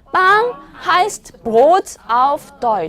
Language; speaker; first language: German; non-native, fluent; Korean